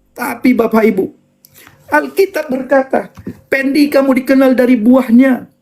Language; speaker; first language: Indonesian; non-native, local second language; Achinese